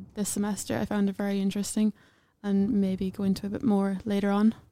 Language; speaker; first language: English; native; English